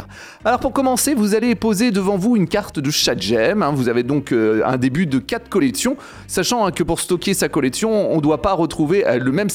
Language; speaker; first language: French; native; French